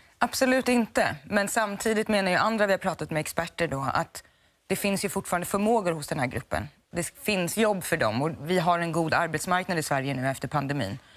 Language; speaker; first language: Swedish; native; Swedish